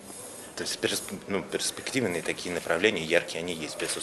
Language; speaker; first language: Russian; native; Russian